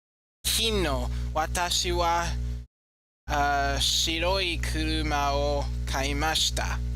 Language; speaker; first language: Japanese; non-native, learner; English